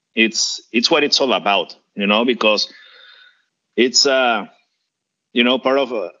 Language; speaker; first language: English; non-native, fluent; Spanish